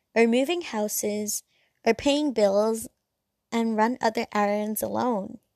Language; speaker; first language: English; non-native, local second language; Cantonese